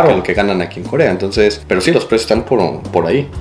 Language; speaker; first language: Spanish; native; Spanish